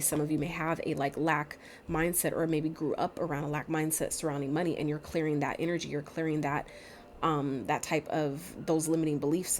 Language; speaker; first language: English; native; English